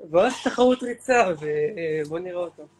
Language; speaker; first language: Hebrew; native; Hebrew